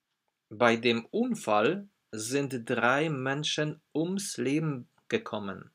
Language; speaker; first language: German; non-native, fluent; Polish